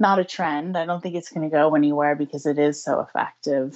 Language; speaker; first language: English; native; English